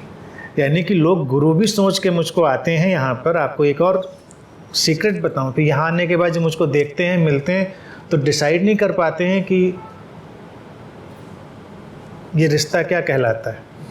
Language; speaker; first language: Hindi; native; Hindi